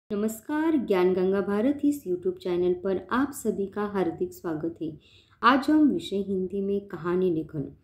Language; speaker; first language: Hindi; non-native, local second language; Marathi